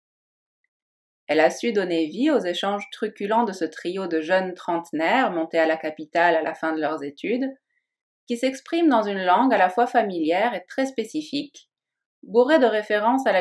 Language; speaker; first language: French; native; French